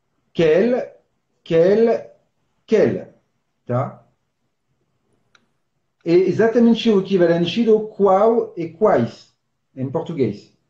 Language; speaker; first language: Portuguese; non-native, fluent; French